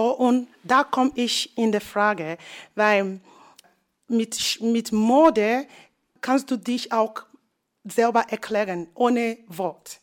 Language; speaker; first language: German; non-native, learner; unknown